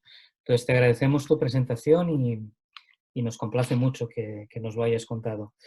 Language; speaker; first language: Spanish; native; Spanish